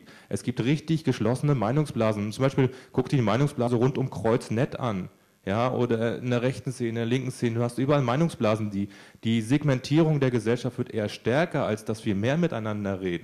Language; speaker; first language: German; native; German